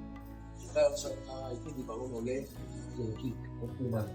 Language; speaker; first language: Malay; non-native, learner; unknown